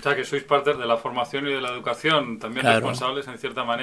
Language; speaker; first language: Spanish; native; Spanish